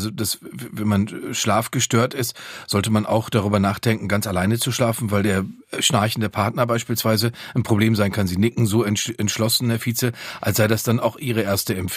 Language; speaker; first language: German; native; German